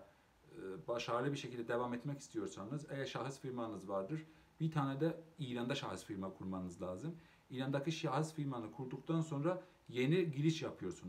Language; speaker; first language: Turkish; non-native, local second language; Azerbaijani